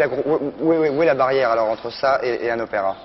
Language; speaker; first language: French; native; French